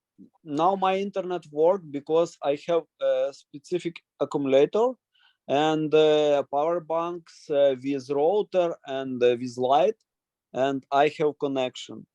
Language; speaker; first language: English; non-native, learner; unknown